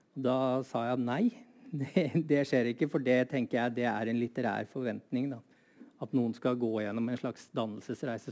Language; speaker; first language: Norwegian; native; Norwegian